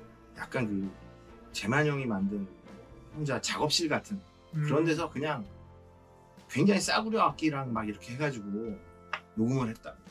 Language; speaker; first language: Korean; native; Korean